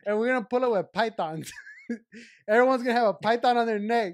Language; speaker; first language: English; early bilingual, other home language; Spanish